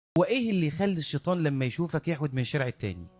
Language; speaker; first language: Arabic; native; Arabic